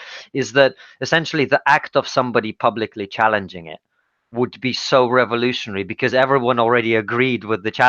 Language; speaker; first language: English; non-native, fluent; Russian